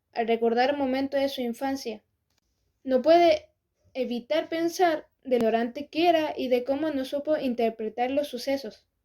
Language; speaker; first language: Spanish; native; Spanish